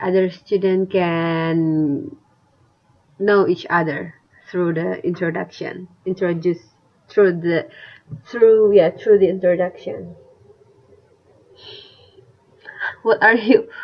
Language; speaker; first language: English; non-native, fluent; Indonesian